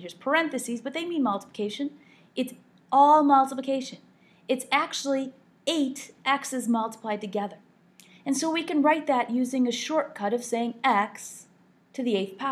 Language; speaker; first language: English; native; English